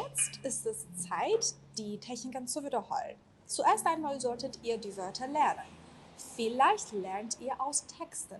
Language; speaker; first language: German; non-native, fluent; Persian